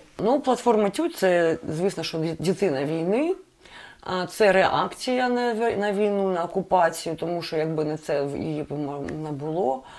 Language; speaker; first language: Ukrainian; non-native, local second language; Russian